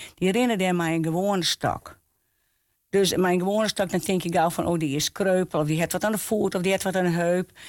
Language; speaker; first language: Dutch; non-native, local second language; Western Frisian